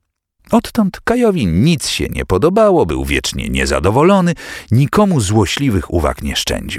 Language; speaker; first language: Polish; native; Polish